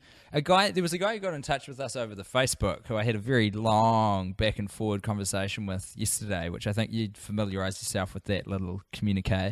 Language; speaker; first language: English; native; English